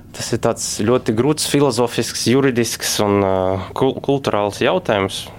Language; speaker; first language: Latvian; non-native, local second language; Russian